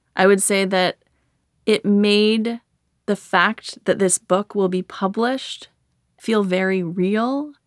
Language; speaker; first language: English; native; English